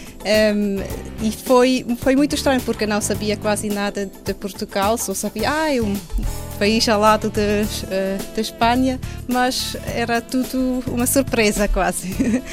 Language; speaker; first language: Portuguese; non-native, fluent; Swiss German